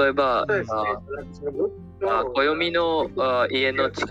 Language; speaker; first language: Japanese; non-native, learner; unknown